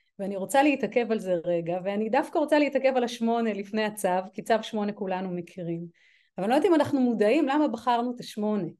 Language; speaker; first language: Hebrew; native; Hebrew